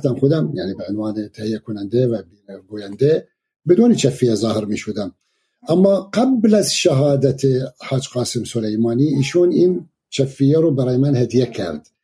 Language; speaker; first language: Persian; non-native, fluent; Arabic